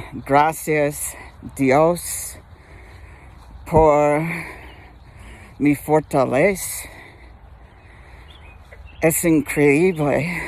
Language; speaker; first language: Spanish; non-native, learner; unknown